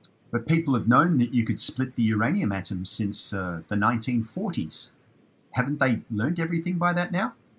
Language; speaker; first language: English; native; English